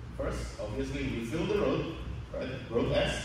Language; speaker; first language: English; non-native, fluent; Indonesian